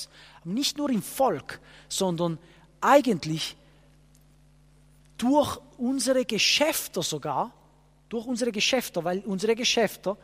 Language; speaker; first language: German; non-native, fluent; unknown